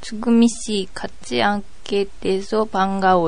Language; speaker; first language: Korean; non-native, learner; Japanese